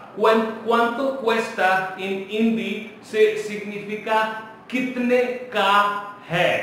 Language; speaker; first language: Spanish; non-native, local second language; Hindi